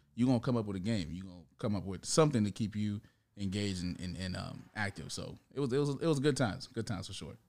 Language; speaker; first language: English; early bilingual, other home language; Haitian Creole